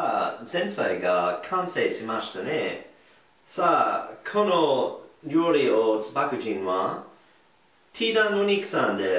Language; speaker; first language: Japanese; non-native, learner; English